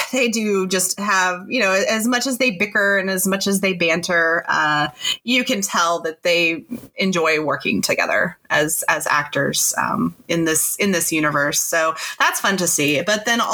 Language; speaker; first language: English; native; English